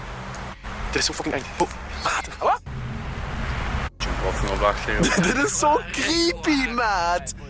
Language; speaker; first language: Dutch; native; Dutch